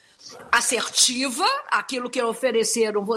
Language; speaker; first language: Portuguese; native; Portuguese